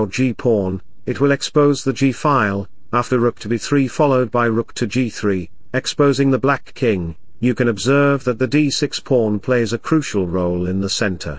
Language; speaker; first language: English; non-native, local second language; Hindi